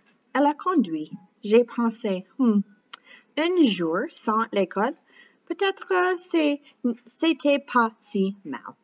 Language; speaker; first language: French; non-native, fluent; English